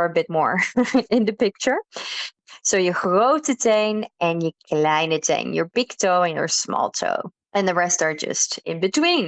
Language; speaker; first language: English; non-native, fluent; Dutch